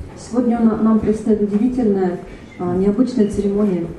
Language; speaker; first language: Russian; native; Russian